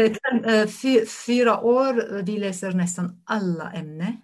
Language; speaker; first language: Swedish; non-native, fluent; Arabic